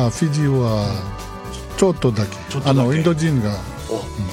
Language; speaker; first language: Japanese; non-native, learner; Fijian